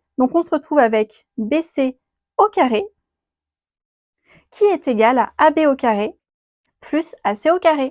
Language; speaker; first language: French; native; French